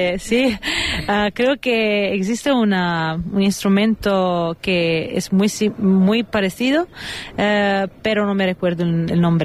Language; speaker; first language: Spanish; non-native, fluent; Italian